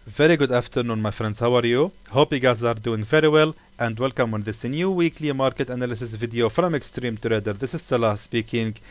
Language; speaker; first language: English; non-native, fluent; Arabic